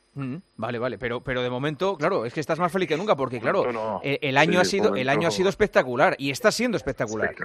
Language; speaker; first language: Spanish; native; Spanish